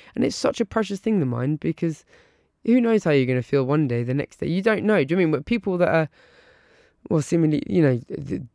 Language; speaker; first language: English; native; English